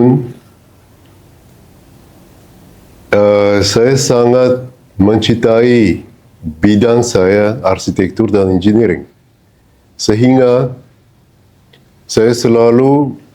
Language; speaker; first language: Indonesian; non-native, fluent; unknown